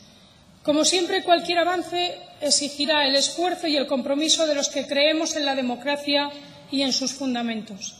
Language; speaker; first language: Spanish; native; Spanish